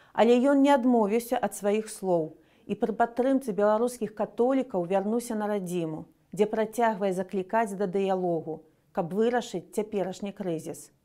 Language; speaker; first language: Belarusian; non-native, local second language; Russian